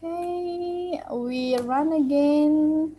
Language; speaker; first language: English; non-native, learner; Indonesian